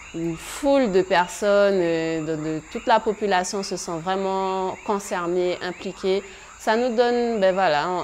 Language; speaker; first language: French; native; French